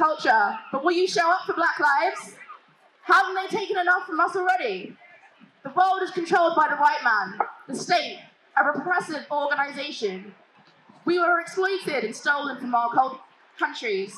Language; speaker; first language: English; native; English